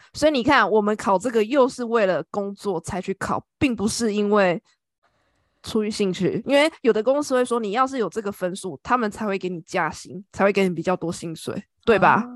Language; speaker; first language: Chinese; native; Chinese